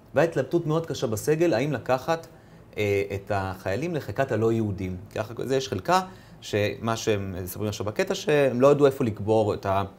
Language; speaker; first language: Hebrew; early bilingual, other home language; Russian